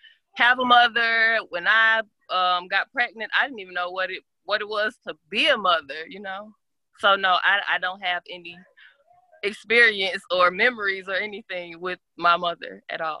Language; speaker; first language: English; native; English